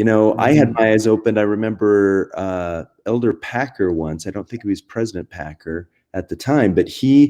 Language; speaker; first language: English; native; English